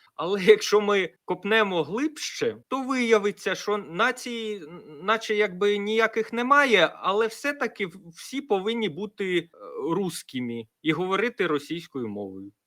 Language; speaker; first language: Ukrainian; non-native, local second language; Russian